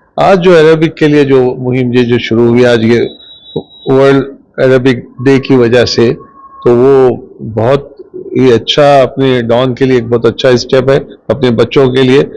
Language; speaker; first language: Urdu; native; Urdu